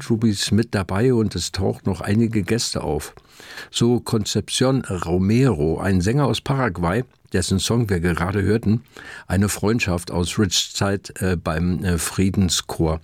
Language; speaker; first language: German; native; German